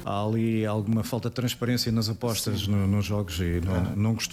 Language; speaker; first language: Portuguese; native; Portuguese